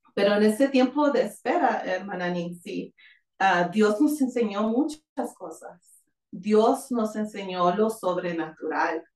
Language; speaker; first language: Spanish; early bilingual, heritage; Spanish